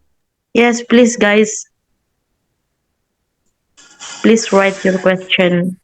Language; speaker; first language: English; non-native, learner; Indonesian